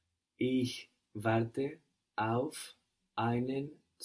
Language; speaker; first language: German; non-native, learner; English